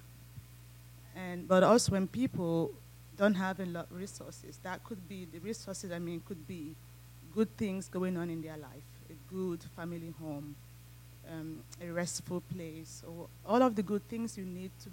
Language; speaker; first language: English; non-native, local second language; Igbo